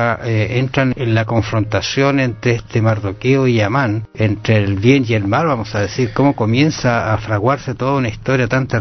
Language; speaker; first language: Spanish; native; Spanish